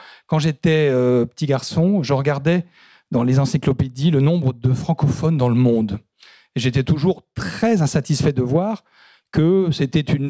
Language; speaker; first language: French; native; French